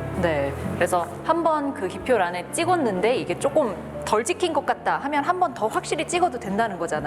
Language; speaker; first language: Korean; native; Korean